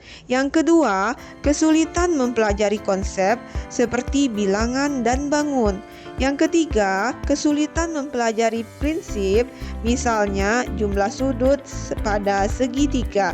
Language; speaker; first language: Indonesian; native; Indonesian